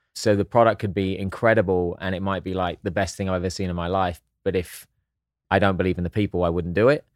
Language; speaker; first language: English; native; English